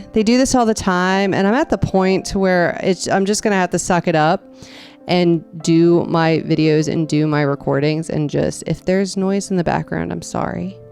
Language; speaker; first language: English; native; English